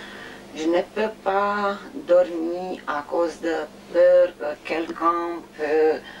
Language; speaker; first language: French; non-native, learner; Romanian